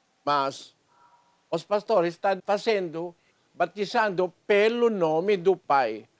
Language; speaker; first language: Portuguese; non-native, learner; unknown